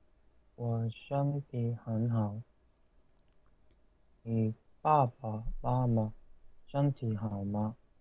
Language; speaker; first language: Chinese; non-native, learner; Korean